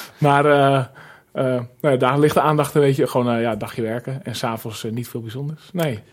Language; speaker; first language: Dutch; native; Dutch